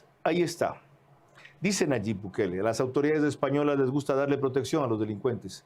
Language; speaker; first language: Spanish; native; Spanish